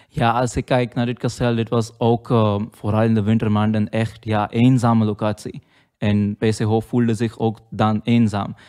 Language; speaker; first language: Dutch; non-native, learner; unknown